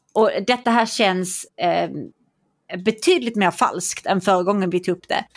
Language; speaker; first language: Swedish; native; Swedish